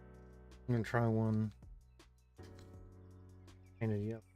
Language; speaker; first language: English; native; English